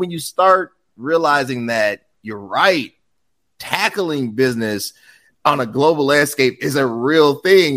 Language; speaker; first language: English; native; English